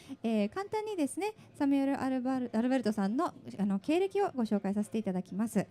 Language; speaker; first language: Japanese; native; Japanese